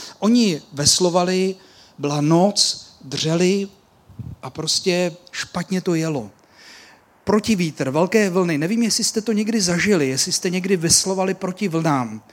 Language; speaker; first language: Czech; native; Czech